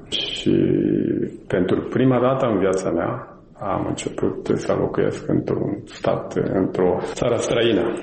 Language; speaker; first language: Romanian; non-native, fluent; Japanese